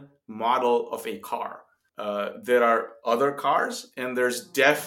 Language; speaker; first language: English; non-native, local second language; Gujarati